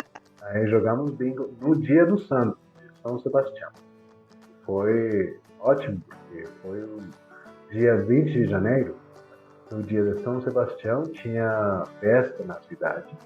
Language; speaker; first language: Portuguese; non-native, fluent; Spanish